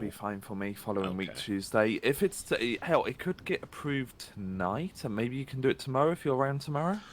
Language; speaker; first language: English; native; English